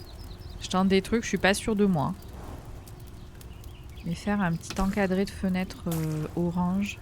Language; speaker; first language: French; native; French